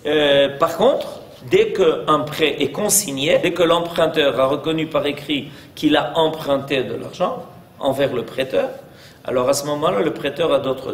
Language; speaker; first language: French; native; French